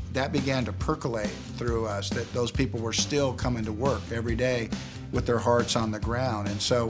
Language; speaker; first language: English; native; English